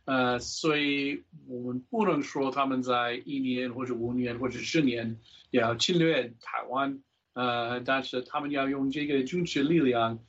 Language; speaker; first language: Chinese; non-native, fluent; English